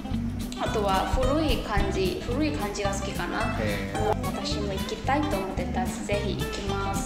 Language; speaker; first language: Japanese; non-native, fluent; Burmese